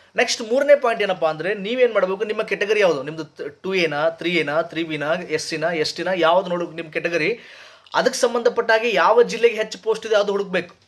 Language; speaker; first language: Kannada; native; Kannada